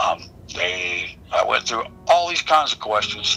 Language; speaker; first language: English; native; English